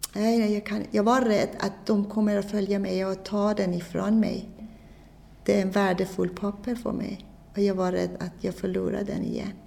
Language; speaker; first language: Swedish; non-native, fluent; Persian